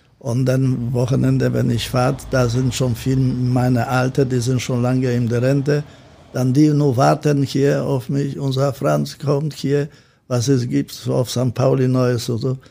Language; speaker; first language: German; non-native, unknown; Polish